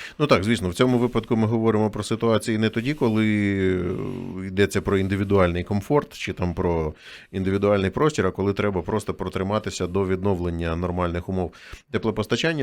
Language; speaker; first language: Ukrainian; native; Ukrainian